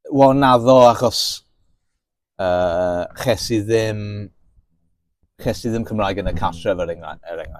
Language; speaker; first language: Welsh; non-native, local second language; English